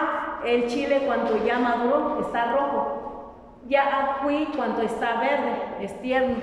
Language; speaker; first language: Spanish; non-native, local second language; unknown